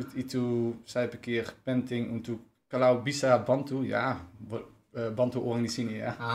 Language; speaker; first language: Indonesian; non-native, learner; Dutch